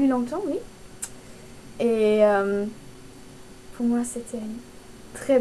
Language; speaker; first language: French; non-native, learner; German